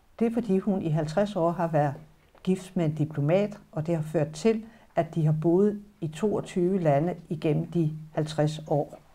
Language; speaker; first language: Danish; native; Danish